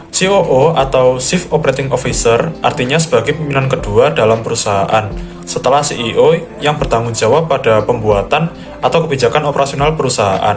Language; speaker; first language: Indonesian; native; Indonesian